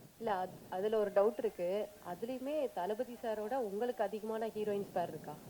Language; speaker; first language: Tamil; native; Tamil